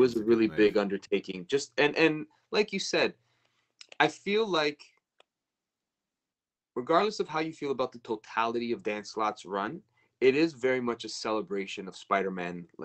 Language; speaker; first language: English; native; English